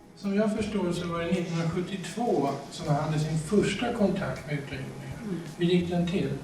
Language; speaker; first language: Swedish; native; Swedish